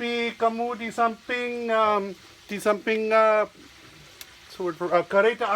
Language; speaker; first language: Indonesian; non-native, learner; English